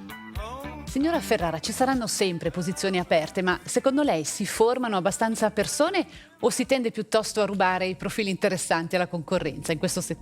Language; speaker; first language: Italian; native; Italian